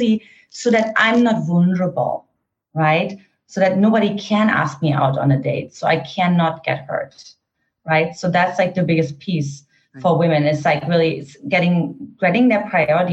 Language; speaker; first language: English; non-native, fluent; German